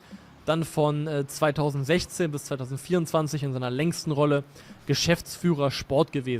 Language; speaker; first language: German; native; German